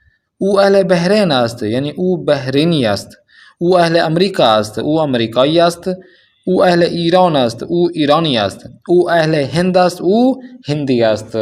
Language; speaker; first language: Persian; non-native, fluent; Urdu